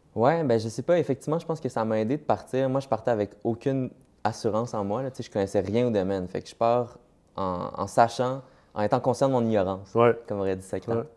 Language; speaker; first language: French; native; French